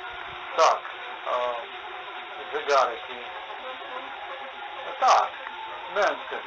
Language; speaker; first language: Polish; non-native, learner; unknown